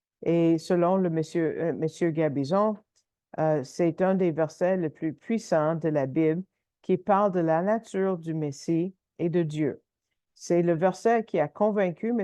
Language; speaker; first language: French; native; French